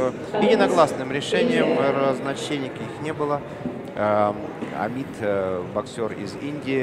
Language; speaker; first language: Russian; native; Russian